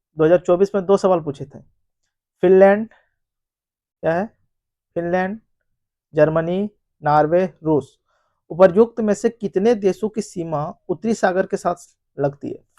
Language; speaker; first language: Hindi; native; Hindi